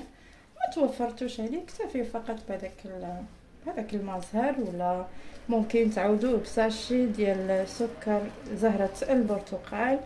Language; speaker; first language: Arabic; native; Arabic